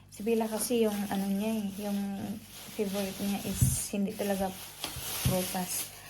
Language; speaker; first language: Filipino; non-native, local second language; Cebuano